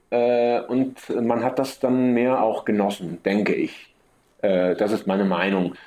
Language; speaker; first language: German; early bilingual, heritage; German